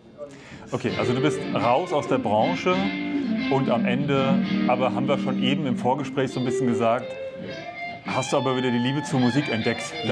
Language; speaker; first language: German; native; German